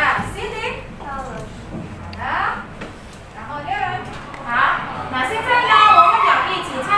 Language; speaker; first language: Chinese; non-native, fluent; Indonesian